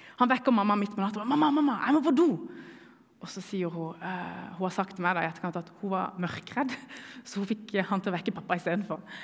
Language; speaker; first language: Norwegian; early bilingual, other home language; Kurdish